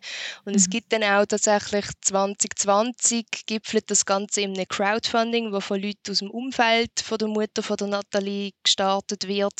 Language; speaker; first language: German; native; German